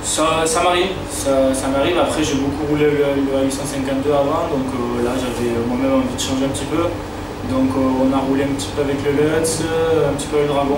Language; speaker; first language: French; native; French